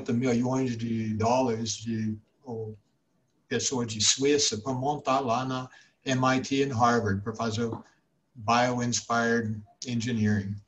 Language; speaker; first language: Portuguese; non-native, fluent; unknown